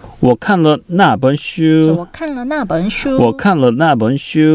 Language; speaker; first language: Chinese; non-native, fluent; Korean